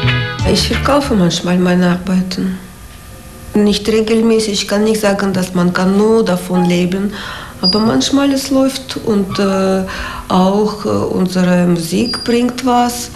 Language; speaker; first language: German; non-native, fluent; Russian